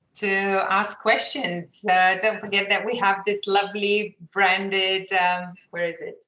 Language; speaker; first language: English; non-native, fluent; Lithuanian